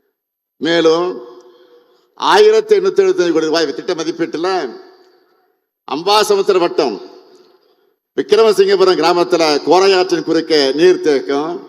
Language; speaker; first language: Tamil; native; Tamil